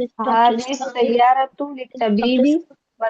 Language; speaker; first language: Arabic; non-native, learner; Urdu